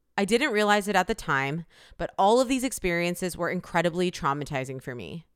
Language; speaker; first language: English; early bilingual, other home language; Korean